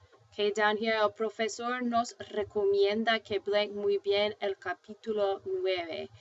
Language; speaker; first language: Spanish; non-native, fluent; English